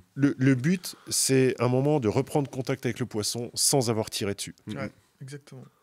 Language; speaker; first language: French; native; French